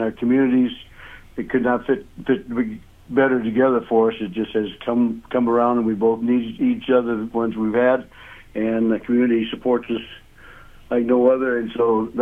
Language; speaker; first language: English; native; English